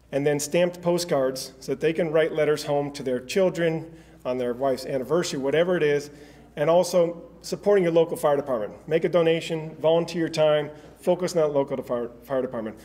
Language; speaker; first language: English; native; English